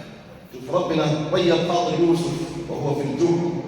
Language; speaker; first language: Arabic; native; Arabic